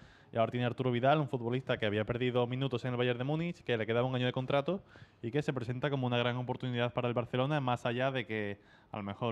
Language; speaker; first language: Spanish; native; Spanish